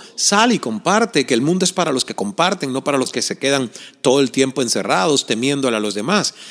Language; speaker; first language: Spanish; native; Spanish